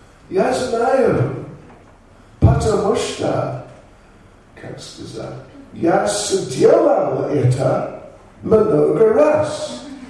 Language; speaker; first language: Russian; non-native, learner; English